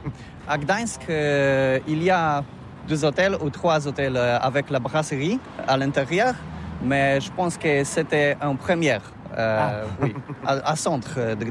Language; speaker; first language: French; non-native, learner; Polish